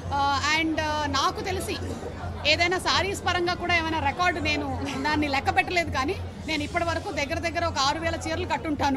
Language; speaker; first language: Telugu; native; Telugu